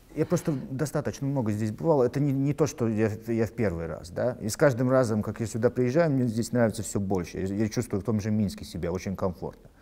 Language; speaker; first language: Russian; non-native, local second language; Latvian